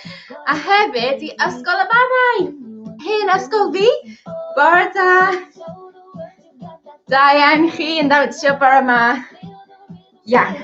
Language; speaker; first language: Welsh; non-native, local second language; English